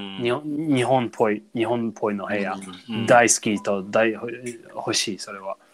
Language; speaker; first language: Japanese; non-native, learner; English